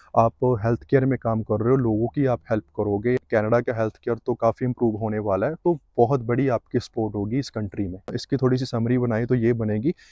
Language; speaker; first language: Hindi; non-native, local second language; Punjabi